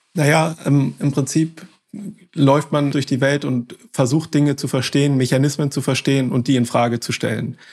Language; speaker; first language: German; native; German